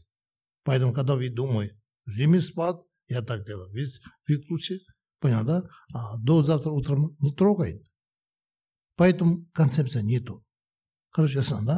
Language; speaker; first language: Russian; non-native, learner; Tibetan